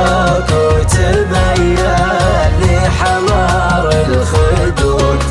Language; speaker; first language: Arabic; native; Arabic